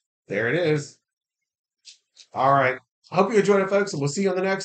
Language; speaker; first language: English; native; English